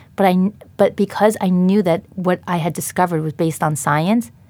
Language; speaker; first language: English; native; English